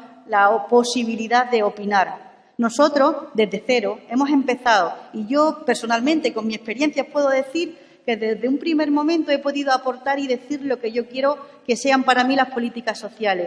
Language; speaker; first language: Spanish; native; Spanish